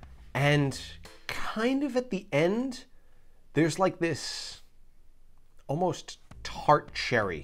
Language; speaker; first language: English; native; English